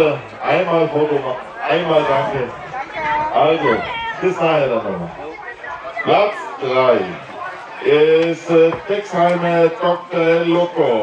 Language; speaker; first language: German; native; German